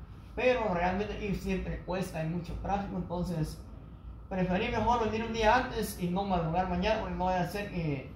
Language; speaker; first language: Spanish; native; Spanish